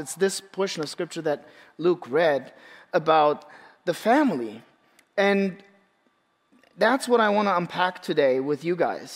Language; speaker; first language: English; non-native, fluent; Turkish